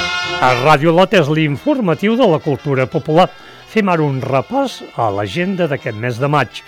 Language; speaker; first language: Catalan; native; Catalan